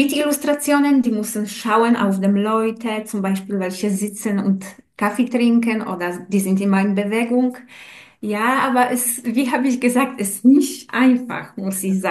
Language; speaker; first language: German; non-native, learner; Polish